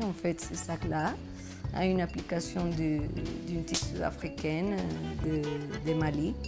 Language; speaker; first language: French; non-native, fluent; Spanish